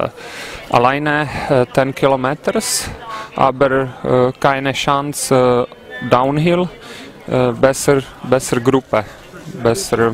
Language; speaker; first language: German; non-native, learner; Czech